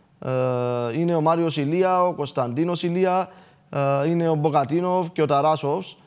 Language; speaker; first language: Greek; native; Greek